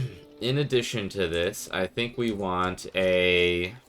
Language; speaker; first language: English; native; English